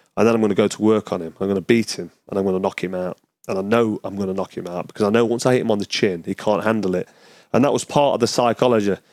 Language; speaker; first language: English; native; English